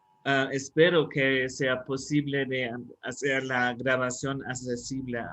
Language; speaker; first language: Spanish; non-native, fluent; German